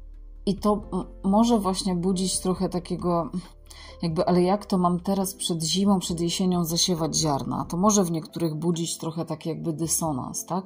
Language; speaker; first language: Polish; native; Polish